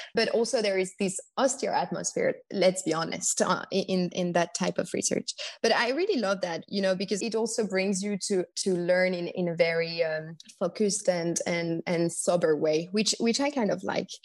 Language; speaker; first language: English; non-native, fluent; French